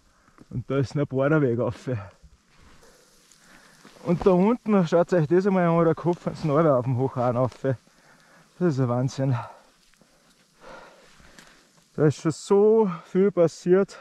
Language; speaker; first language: German; native; German